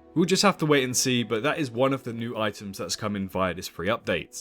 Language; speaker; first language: English; native; English